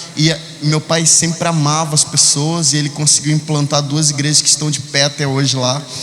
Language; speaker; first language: Portuguese; early bilingual, heritage; Spanish